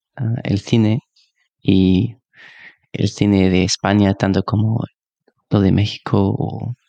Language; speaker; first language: Spanish; non-native, fluent; English